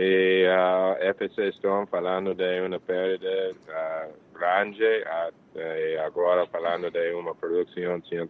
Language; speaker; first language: Portuguese; non-native, fluent; English